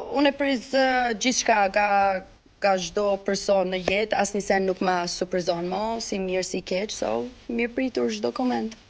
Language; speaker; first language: Albanian; early bilingual, heritage; Albanian